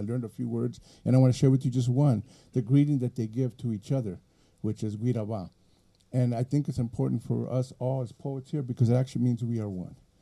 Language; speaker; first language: English; early bilingual, other home language; Spanish